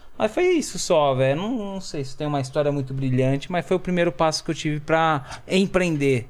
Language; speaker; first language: Portuguese; native; Portuguese